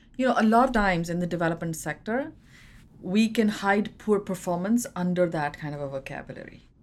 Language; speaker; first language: English; non-native, local second language; Hindi